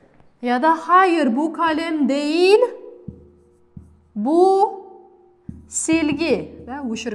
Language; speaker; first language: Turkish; non-native, fluent; Kazakh